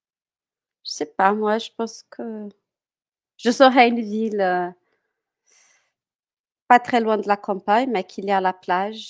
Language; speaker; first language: French; non-native, fluent; Portuguese